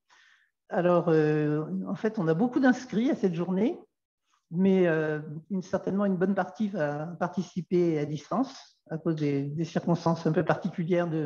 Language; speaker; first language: French; native; French